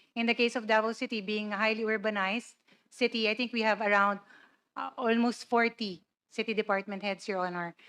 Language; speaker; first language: English; non-native, local second language; Cebuano